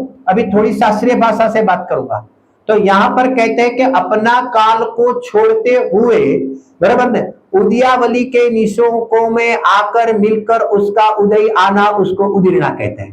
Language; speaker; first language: Hindi; non-native, local second language; Gujarati